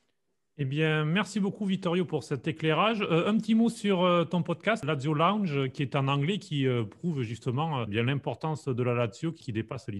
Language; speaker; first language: French; native; French